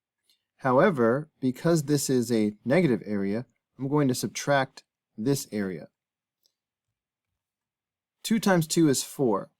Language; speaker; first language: English; native; English